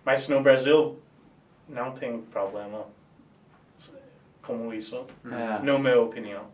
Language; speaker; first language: Portuguese; non-native, fluent; English